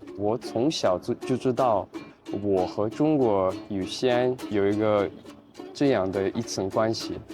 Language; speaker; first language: Chinese; early bilingual, heritage; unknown